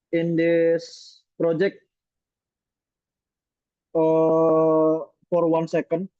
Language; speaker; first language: English; non-native, learner; Indonesian